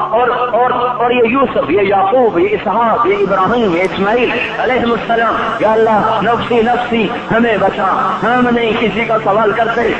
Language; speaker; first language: Urdu; non-native, local second language; Punjabi